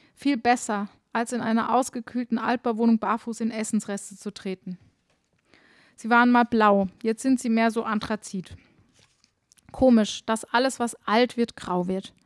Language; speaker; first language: German; native; German